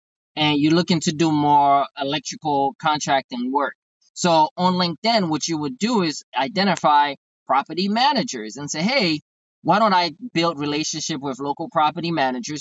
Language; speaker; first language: English; non-native, fluent; Haitian Creole